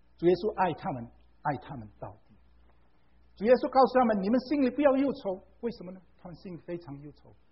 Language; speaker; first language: Chinese; non-native, fluent; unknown